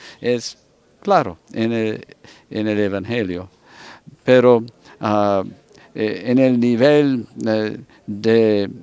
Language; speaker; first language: Spanish; non-native, fluent; English